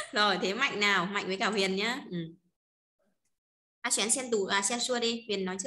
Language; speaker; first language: Vietnamese; native; Vietnamese